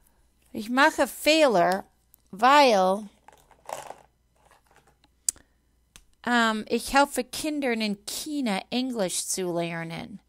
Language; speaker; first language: German; non-native, fluent; English